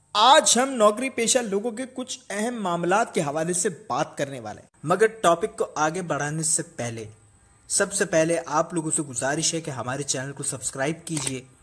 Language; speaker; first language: Urdu; native; Urdu